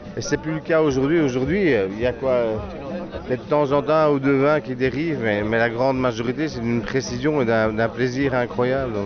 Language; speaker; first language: French; native; French